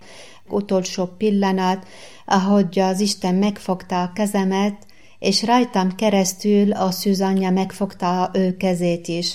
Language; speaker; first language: Hungarian; non-native, learner; Arabic